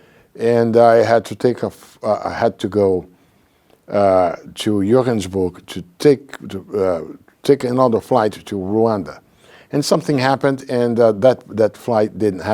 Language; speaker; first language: English; non-native, fluent; Portuguese